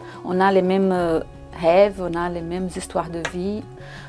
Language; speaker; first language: French; non-native, fluent; Portuguese